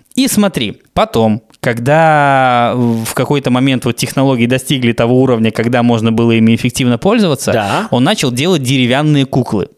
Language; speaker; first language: Russian; native; Russian